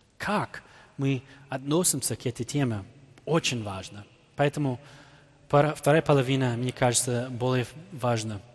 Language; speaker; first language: Russian; non-native, fluent; English